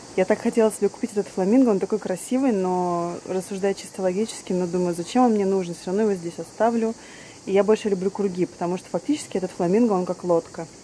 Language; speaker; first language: Russian; native; Russian